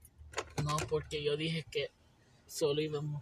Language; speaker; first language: Spanish; early bilingual, heritage; English